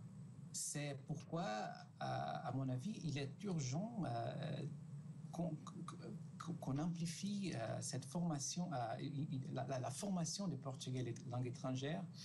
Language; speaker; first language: French; non-native, fluent; Portuguese